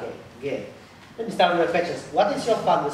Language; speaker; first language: English; non-native, fluent; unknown